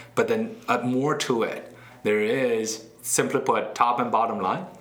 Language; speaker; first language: English; non-native, fluent; Chinese